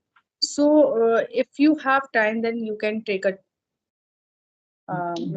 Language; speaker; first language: English; non-native, fluent; Hindi